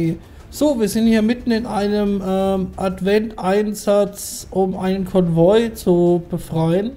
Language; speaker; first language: German; native; German